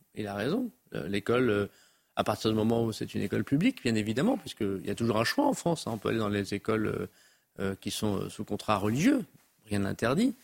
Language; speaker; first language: French; native; French